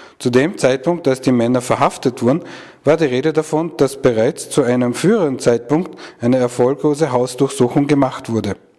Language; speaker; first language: German; native; German